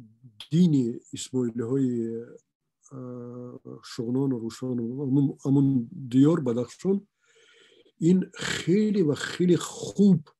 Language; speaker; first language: Persian; non-native, local second language; Shughni